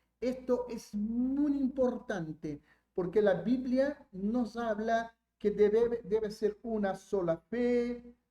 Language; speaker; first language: Spanish; non-native, fluent; Portuguese